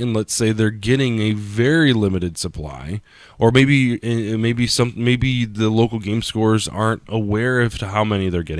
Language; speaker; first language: English; native; English